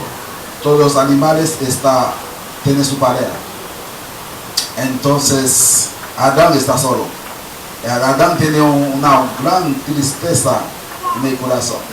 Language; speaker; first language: Spanish; non-native, learner; Haitian Creole